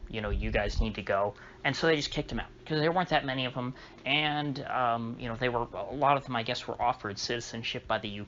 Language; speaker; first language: English; native; English